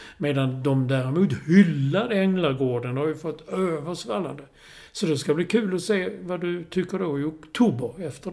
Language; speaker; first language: Swedish; native; Swedish